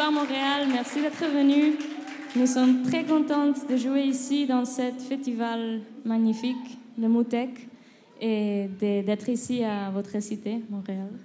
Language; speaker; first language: French; non-native, learner; Catalan